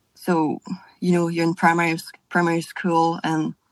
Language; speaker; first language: English; non-native, fluent; French